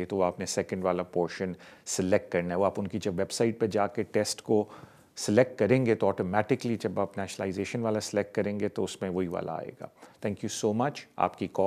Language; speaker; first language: Urdu; native; Urdu